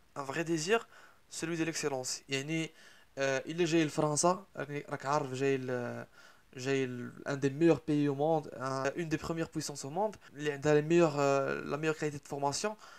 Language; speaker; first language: French; non-native, local second language; Arabic